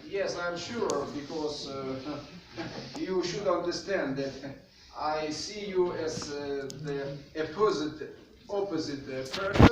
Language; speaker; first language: English; non-native, fluent; Russian